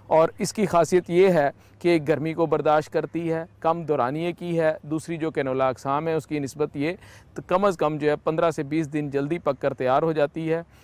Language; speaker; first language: Urdu; native; Urdu